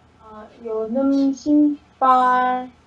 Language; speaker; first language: Korean; non-native, learner; Chinese